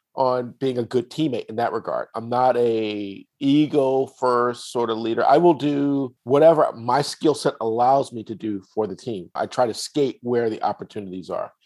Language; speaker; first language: English; native; English